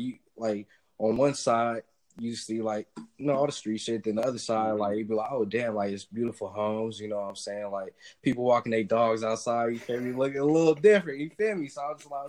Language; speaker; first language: English; native; English